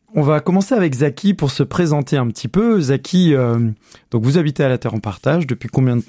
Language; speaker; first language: French; native; French